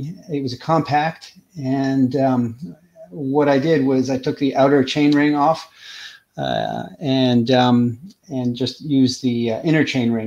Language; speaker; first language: English; native; English